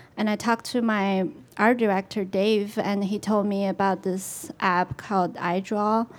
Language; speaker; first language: English; non-native, fluent; Chinese